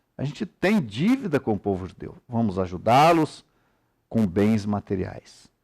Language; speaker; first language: Portuguese; native; Portuguese